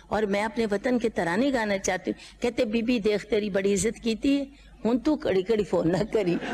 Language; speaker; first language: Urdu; non-native, local second language; Punjabi